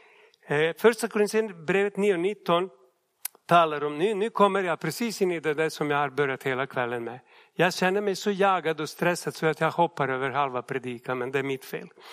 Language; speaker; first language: Swedish; non-native, fluent; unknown